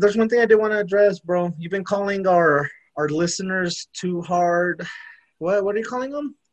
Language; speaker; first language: English; native; English